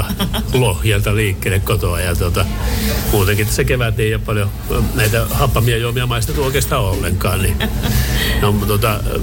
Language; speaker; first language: Finnish; native; Finnish